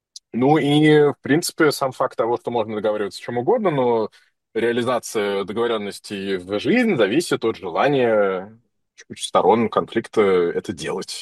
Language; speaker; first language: Russian; native; Russian